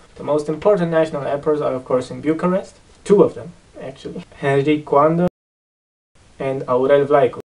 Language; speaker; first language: English; non-native, fluent; Romanian